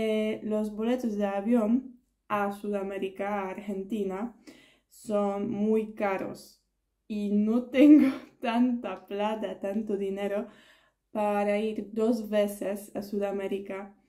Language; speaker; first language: Spanish; non-native, learner; Polish